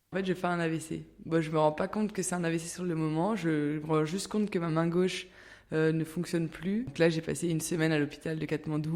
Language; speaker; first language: French; native; French